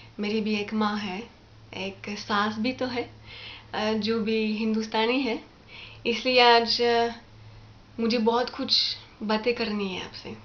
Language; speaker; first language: Hindi; non-native, fluent; French